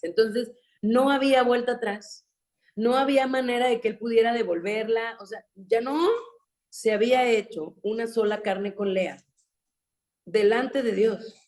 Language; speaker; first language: Spanish; native; Spanish